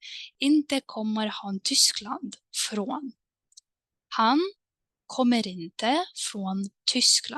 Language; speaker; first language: Swedish; non-native, fluent; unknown